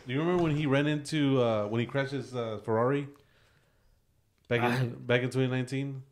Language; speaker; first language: English; early bilingual, other home language; Spanish